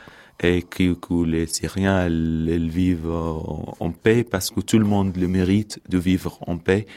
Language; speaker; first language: French; non-native, fluent; Arabic